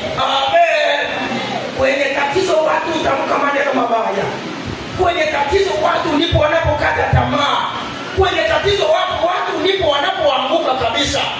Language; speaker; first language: Swahili; non-native, local second language; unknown